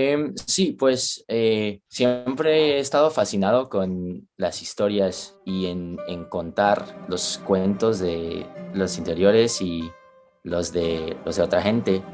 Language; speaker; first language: Spanish; early bilingual, heritage; Spanish